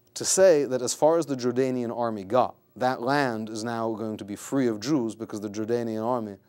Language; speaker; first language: English; native; English